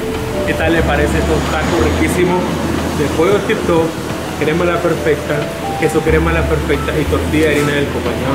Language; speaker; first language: Spanish; native; Spanish